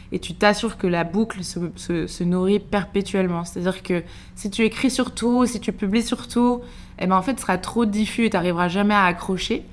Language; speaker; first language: French; native; French